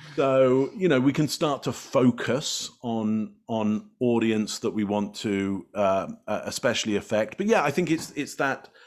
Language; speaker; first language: English; native; English